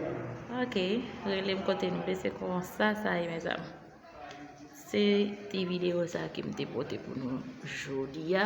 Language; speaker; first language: French; non-native, learner; Haitian Creole